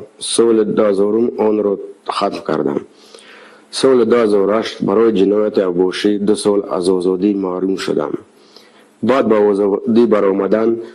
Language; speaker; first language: Tajik; non-native, local second language; Shughni